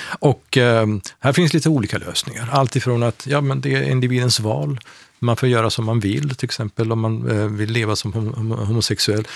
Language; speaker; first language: Swedish; non-native, fluent; Persian